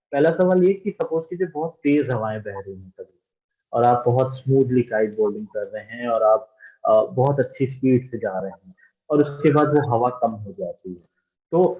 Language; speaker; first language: Hindi; native; Hindi